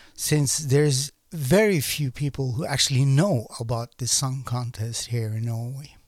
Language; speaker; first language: English; non-native, fluent; Norwegian